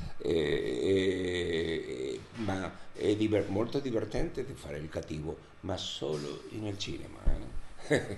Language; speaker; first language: Italian; non-native, learner; Spanish